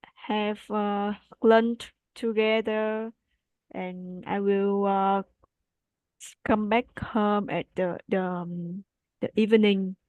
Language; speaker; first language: English; non-native, learner; Vietnamese